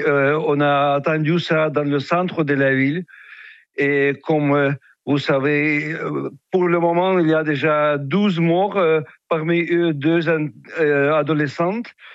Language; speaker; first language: French; non-native, fluent; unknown